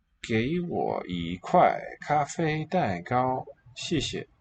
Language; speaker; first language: Chinese; non-native, learner; English